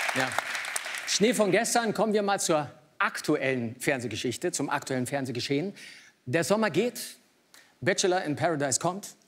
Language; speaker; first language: German; native; German